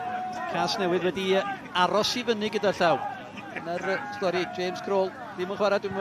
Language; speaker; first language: Welsh; native; Welsh